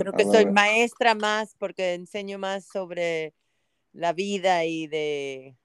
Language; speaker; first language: Spanish; native; Spanish